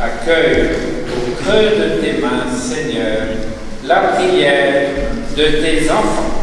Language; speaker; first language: French; native; French